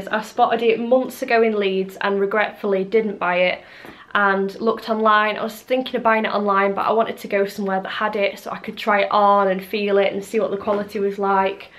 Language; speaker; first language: English; native; English